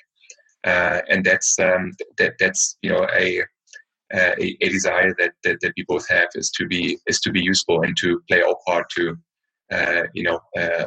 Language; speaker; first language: English; non-native, fluent; German